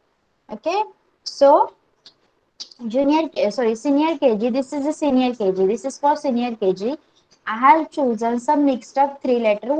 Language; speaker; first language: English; non-native, local second language; Marathi